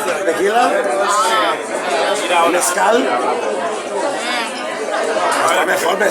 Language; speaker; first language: Spanish; non-native, local second language; Catalan